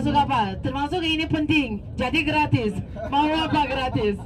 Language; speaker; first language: Indonesian; non-native, fluent; Turkish